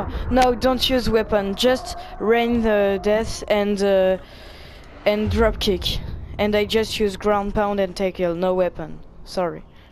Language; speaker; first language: English; non-native, learner; French